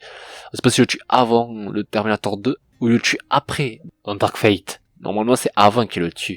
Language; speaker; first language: French; native; French